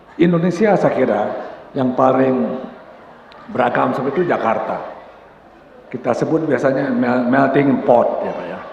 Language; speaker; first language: Indonesian; non-native, local second language; Minangkabau